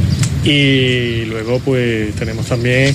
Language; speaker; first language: Spanish; native; Spanish